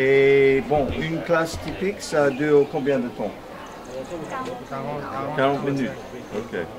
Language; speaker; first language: French; non-native, fluent; English